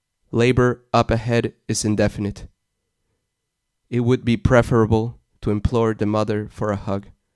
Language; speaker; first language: English; early bilingual, other home language; Spanish